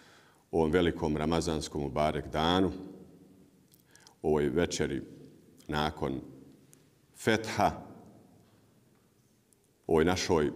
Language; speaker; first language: Bosnian; native; Bosnian